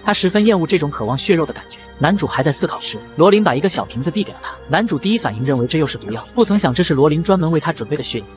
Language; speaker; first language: Chinese; native; Chinese